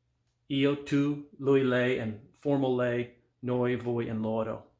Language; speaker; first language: Italian; non-native, fluent; English